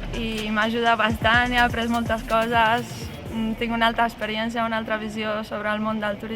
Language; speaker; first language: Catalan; non-native, local second language; Spanish